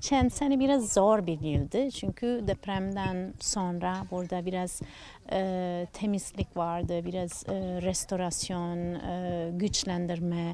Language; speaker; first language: Turkish; non-native, learner; Italian